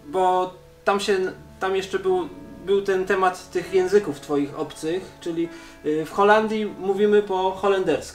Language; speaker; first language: Polish; native; Polish